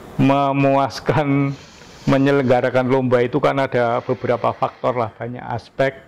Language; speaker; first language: Indonesian; non-native, local second language; Javanese